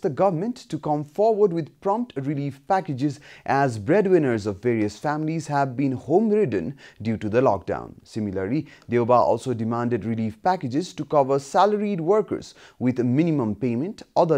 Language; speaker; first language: English; non-native, fluent; Nepali